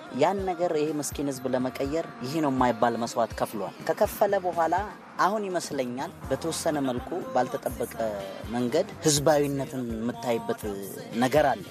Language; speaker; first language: Amharic; non-native, local second language; Oromo